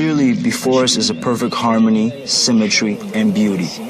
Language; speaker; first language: English; non-native, fluent; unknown